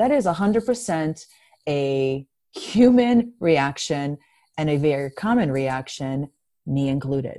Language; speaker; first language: English; non-native, fluent; Greek